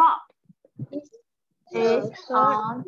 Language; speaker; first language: English; non-native, fluent; Vietnamese